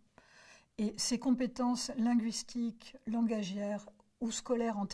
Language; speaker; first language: French; native; French